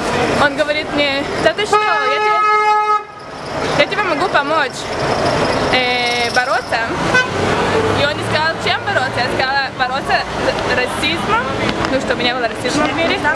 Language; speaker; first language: Russian; early bilingual, heritage; Russian